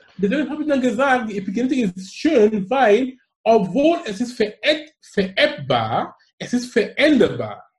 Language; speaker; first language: German; non-native, fluent; English